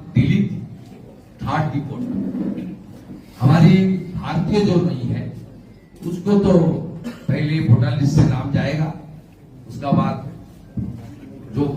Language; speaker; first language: Hindi; non-native, local second language; Bangla